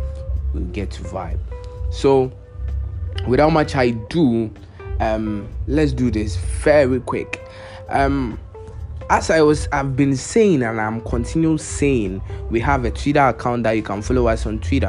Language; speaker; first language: English; non-native, local second language; Akan